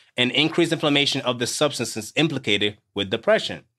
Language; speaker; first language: English; native; English